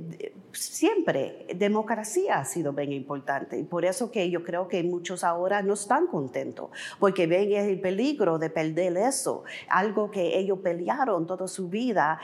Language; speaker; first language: Spanish; early bilingual, heritage; English